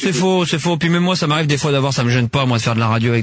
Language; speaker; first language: French; native; French